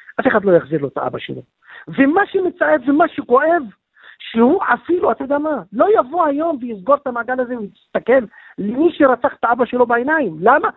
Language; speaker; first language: Hebrew; non-native, local second language; Arabic